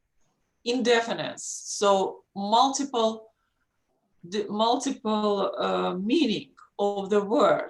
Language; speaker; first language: English; non-native, fluent; Russian